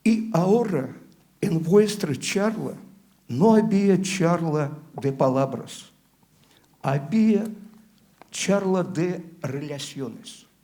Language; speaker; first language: Spanish; non-native, learner; Russian